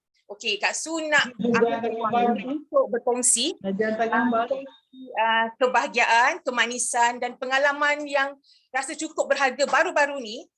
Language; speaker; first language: Malay; native; Malay